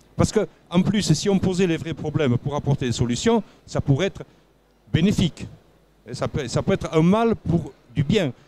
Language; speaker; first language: French; native; French